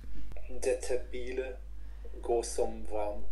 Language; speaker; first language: Danish; non-native, learner; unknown